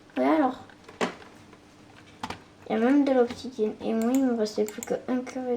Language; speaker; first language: French; native; French